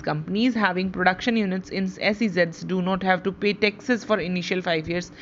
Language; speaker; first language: English; non-native, local second language; Hindi